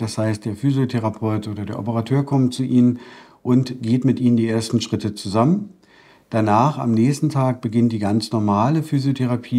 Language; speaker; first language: German; native; German